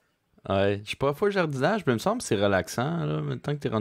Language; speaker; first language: French; native; French